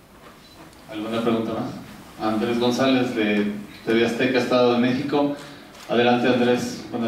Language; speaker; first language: Spanish; native; Spanish